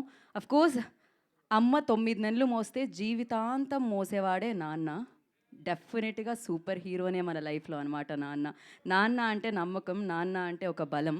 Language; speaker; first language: Telugu; native; Telugu